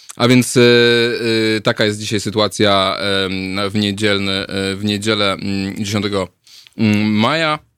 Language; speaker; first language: Polish; native; Polish